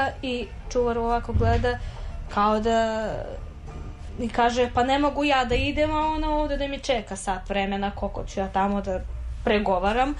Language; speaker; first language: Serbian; non-native, fluent; Russian